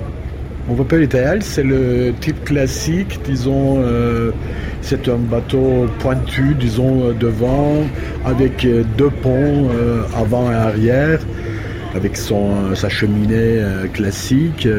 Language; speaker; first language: French; non-native, fluent; Turkish